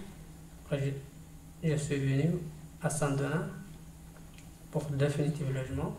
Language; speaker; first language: French; non-native, learner; Tigrinya